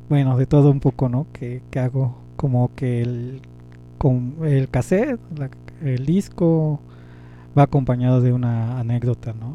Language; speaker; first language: Spanish; native; Spanish